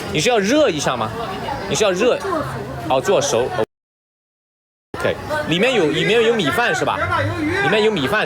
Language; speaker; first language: Chinese; early bilingual, heritage; English